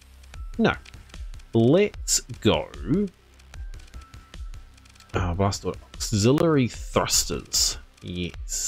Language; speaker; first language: English; native; English